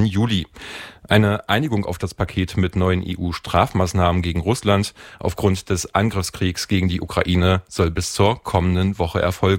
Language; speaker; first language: German; native; German